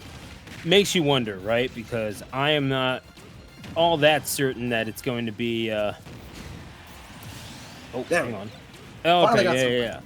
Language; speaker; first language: English; native; English